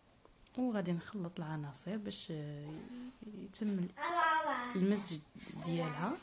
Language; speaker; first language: Arabic; native; Arabic